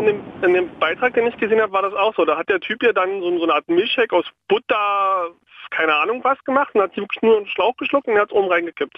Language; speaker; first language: German; native; German